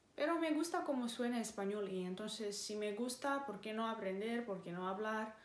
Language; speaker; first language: Spanish; non-native, fluent; Romanian